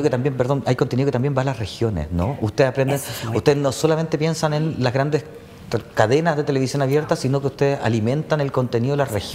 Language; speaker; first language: Spanish; native; Spanish